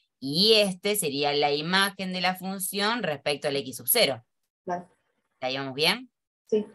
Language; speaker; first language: Spanish; native; Spanish